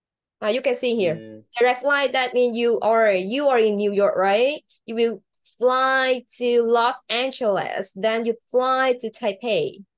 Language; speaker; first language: English; non-native, learner; Vietnamese